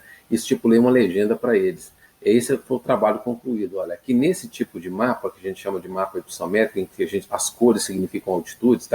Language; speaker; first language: Portuguese; native; Portuguese